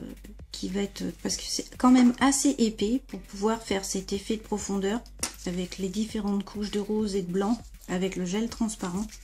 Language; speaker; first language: French; native; French